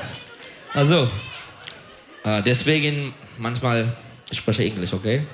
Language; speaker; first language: German; non-native, learner; Turkish